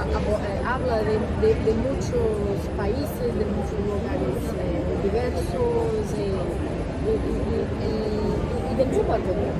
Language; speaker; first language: Spanish; non-native, fluent; Portuguese